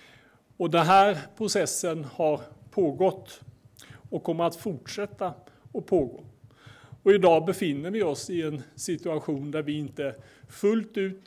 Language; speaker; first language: Swedish; native; Swedish